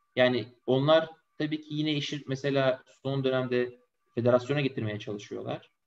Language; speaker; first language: Turkish; native; Turkish